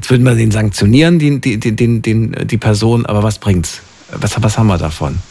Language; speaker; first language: German; native; German